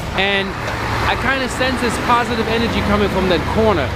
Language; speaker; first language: English; non-native, fluent; German